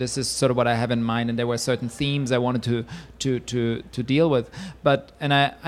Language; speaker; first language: English; non-native, fluent; Swiss German